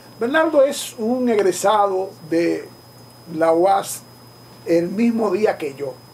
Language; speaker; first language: Spanish; native; Spanish